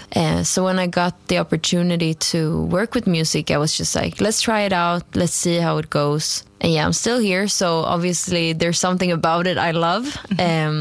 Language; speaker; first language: English; non-native, fluent; Swedish